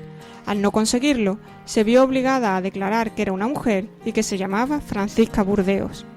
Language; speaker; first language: Spanish; native; Spanish